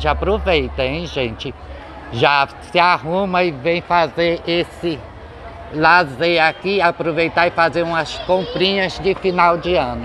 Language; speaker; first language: Portuguese; native; Portuguese